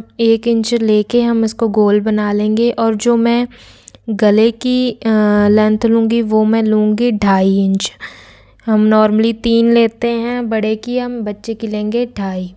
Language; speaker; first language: Hindi; non-native, local second language; Punjabi